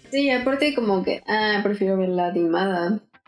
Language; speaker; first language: Spanish; native; Spanish